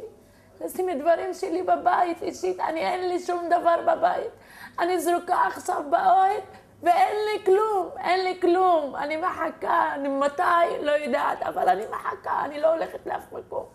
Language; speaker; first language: Hebrew; non-native, learner; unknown